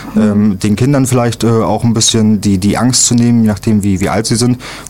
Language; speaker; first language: German; native; German